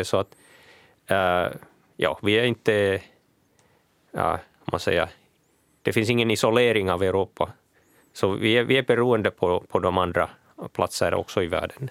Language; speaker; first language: Swedish; non-native, local second language; Finnish